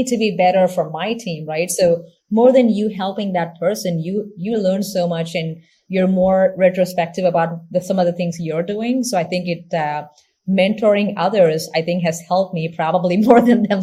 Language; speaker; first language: English; non-native, local second language; Tamil